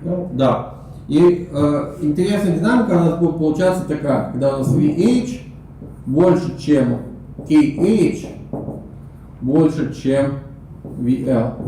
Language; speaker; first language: Russian; native; Russian